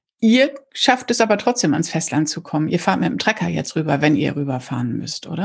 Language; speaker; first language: German; native; German